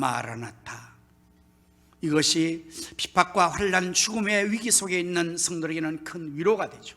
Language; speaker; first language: Korean; native; Korean